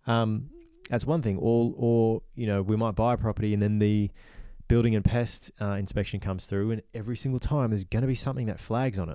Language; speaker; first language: English; native; English